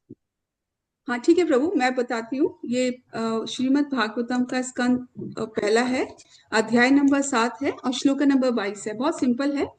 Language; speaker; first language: Hindi; native; Hindi